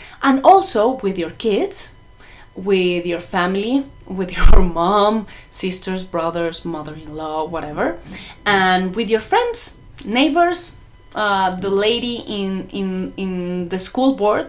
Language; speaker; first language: English; non-native, fluent; Spanish